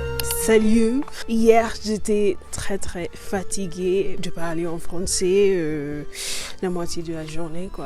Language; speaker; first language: French; non-native, learner; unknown